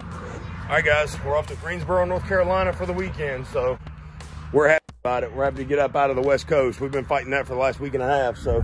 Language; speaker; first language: English; native; English